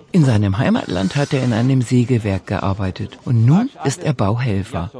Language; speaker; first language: German; native; German